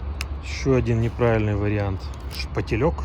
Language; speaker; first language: Russian; native; Russian